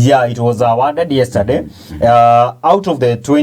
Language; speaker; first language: English; non-native, local second language; Swahili